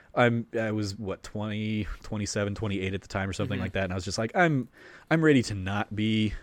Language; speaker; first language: English; native; English